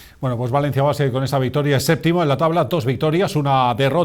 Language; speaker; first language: Spanish; native; Spanish